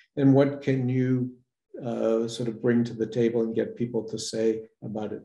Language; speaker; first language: English; native; English